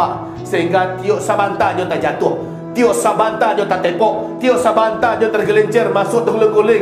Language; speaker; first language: Indonesian; native; Indonesian